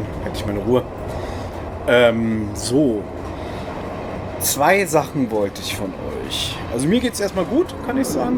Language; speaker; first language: German; native; German